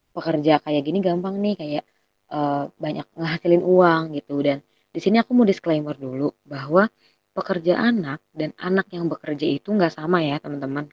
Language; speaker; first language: Indonesian; native; Indonesian